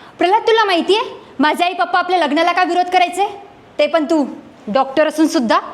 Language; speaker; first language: Marathi; native; Marathi